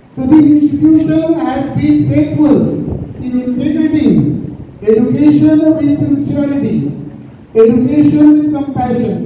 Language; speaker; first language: English; non-native, local second language; Marathi